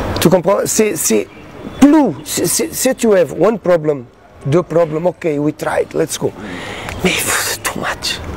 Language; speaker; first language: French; non-native, learner; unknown